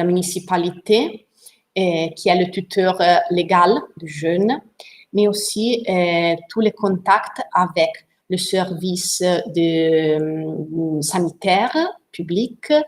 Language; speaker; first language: French; non-native, learner; Italian